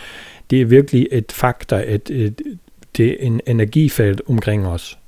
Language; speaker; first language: Danish; non-native, fluent; German